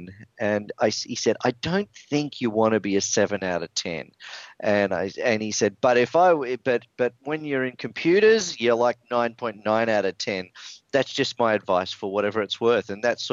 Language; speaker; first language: English; native; English